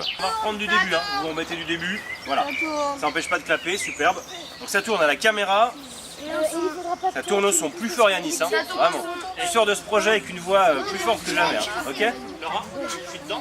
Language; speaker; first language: French; native; French